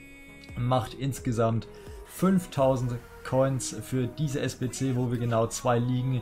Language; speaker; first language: German; native; German